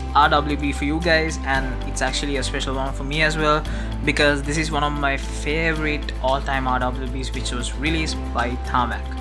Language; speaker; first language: English; non-native, fluent; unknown